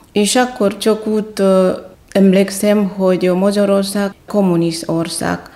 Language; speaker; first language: Hungarian; non-native, fluent; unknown